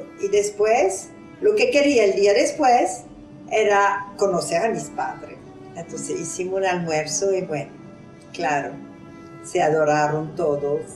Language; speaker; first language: Spanish; non-native, fluent; French